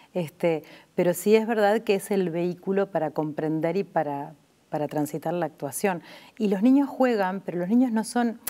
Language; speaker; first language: Spanish; native; Spanish